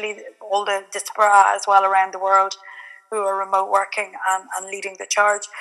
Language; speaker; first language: English; native; English